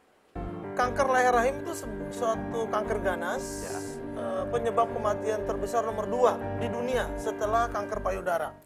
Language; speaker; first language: Indonesian; native; Indonesian